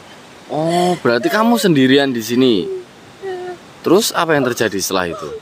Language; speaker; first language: Indonesian; native; Indonesian